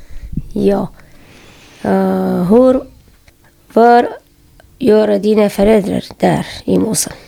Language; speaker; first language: Swedish; non-native, learner; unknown